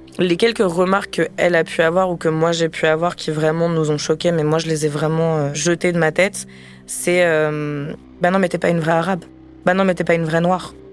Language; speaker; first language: French; native; French